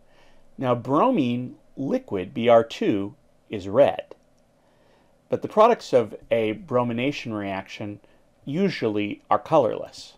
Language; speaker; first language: English; native; English